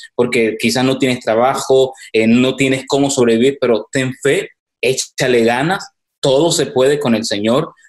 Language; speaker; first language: Spanish; native; Spanish